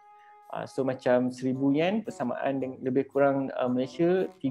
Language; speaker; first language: Malay; native; Malay